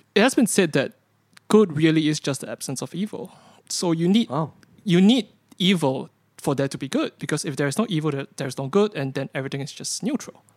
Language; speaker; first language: English; native; English